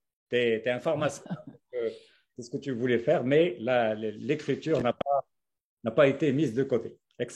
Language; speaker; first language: French; non-native, local second language; Arabic